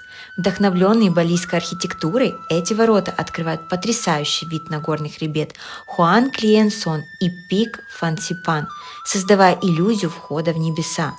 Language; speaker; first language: Russian; native; Russian